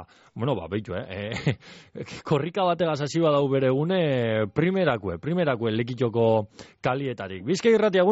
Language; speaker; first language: Basque; native; Basque